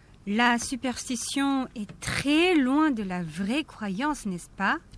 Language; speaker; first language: French; non-native, fluent; Korean